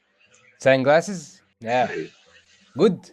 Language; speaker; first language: English; non-native, learner; Arabic